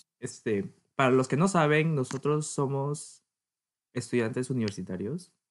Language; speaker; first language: Spanish; native; Spanish